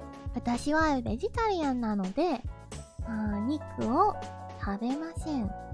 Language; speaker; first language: Japanese; non-native, learner; English